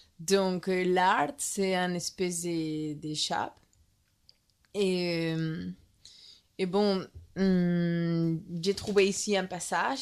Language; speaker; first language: French; non-native, learner; Spanish